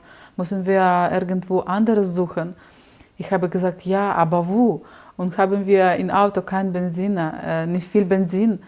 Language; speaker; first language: German; non-native, learner; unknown